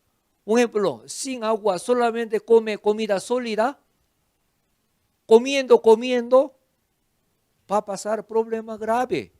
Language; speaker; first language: Spanish; non-native, fluent; Korean